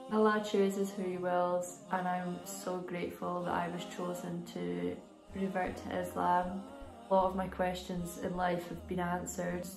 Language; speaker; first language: English; native; English